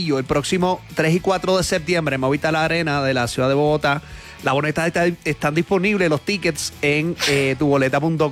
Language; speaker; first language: Spanish; native; Spanish